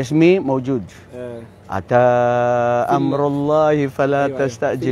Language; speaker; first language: Arabic; non-native, fluent; Maranao